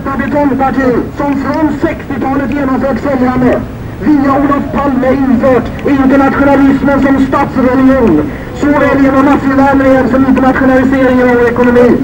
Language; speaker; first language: Swedish; native; Swedish